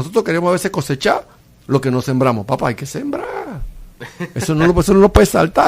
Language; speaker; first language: Spanish; native; Spanish